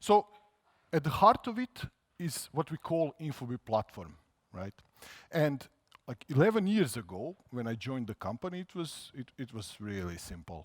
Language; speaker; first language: English; non-native, fluent; Croatian